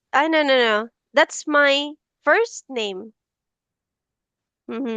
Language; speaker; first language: English; non-native, fluent; Filipino